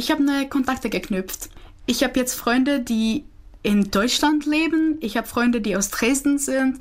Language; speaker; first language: German; non-native, fluent; Czech